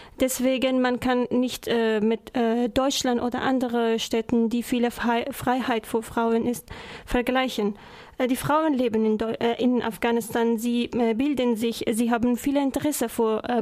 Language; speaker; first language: German; non-native, learner; Persian